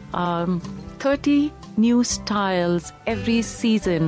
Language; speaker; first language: English; non-native, local second language; Punjabi